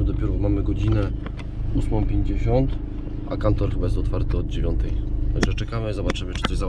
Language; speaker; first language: Polish; native; Polish